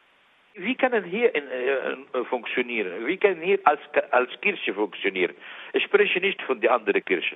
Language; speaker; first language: German; non-native, learner; Arabic